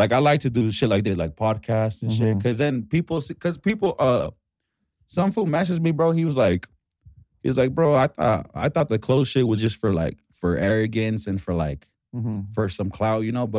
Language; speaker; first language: English; early bilingual, other home language; Spanish